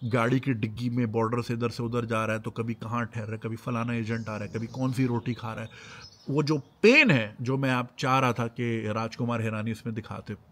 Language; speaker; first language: Urdu; native; Urdu